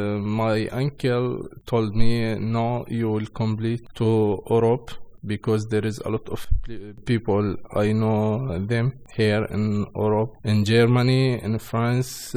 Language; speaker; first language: English; non-native, learner; Arabic